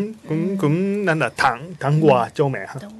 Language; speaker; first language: Vietnamese; non-native, learner; Japanese